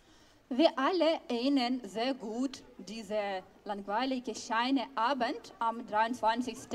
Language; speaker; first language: German; non-native, learner; Ukrainian